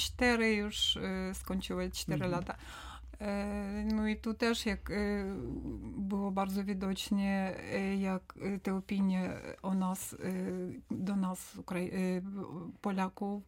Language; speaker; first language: Polish; non-native, learner; Ukrainian